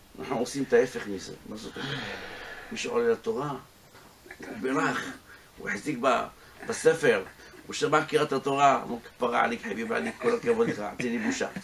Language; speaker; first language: Hebrew; native; Hebrew